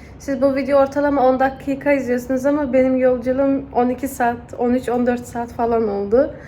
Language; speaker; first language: Turkish; early bilingual, heritage; Turkish